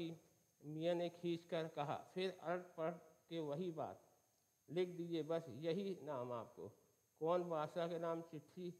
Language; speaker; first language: Hindi; native; Hindi